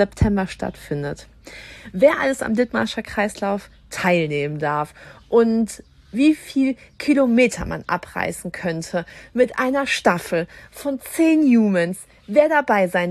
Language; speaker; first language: German; native; German